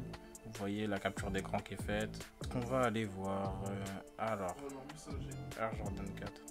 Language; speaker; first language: French; native; French